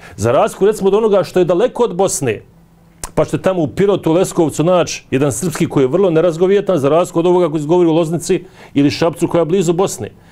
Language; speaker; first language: Bosnian; native; Bosnian